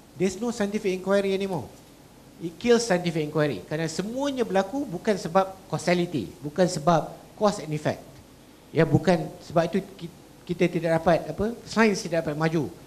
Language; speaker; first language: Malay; native; Malay